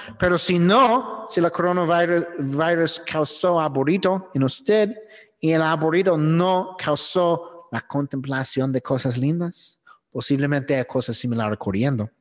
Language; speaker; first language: Spanish; non-native, fluent; English